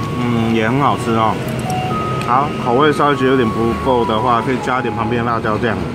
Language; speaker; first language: Chinese; native; Chinese